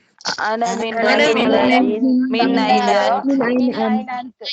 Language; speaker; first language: Arabic; non-native, learner; Tamil